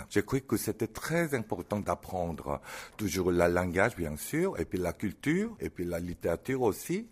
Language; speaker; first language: French; non-native, fluent; Korean